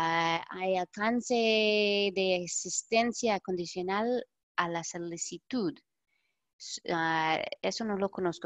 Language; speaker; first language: Spanish; non-native, fluent; English